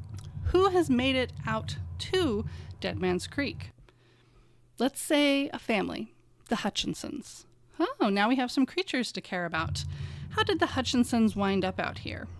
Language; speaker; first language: English; native; English